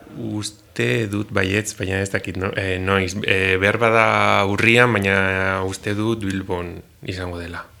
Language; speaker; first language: Basque; non-native, learner; Spanish